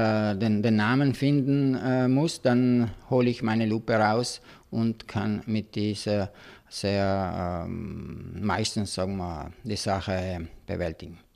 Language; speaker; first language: German; non-native, local second language; Italian